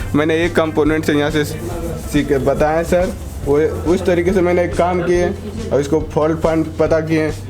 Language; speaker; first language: Hindi; native; Hindi